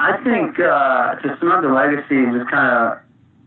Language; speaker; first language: English; native; English